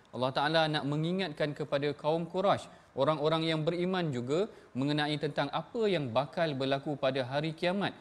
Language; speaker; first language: Malay; native; Malay